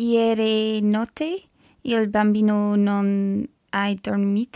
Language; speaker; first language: Italian; non-native, learner; English